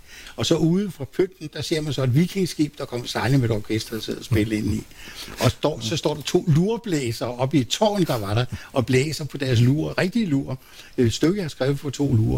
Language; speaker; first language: Danish; native; Danish